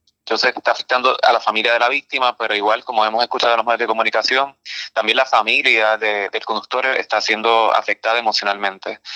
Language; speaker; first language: Spanish; native; Spanish